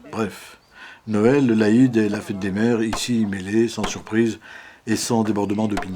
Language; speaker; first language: French; native; French